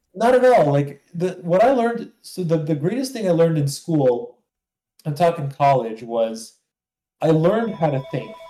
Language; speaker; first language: English; non-native, fluent; Hebrew